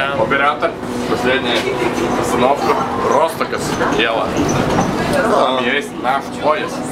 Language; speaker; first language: Russian; non-native, local second language; Latvian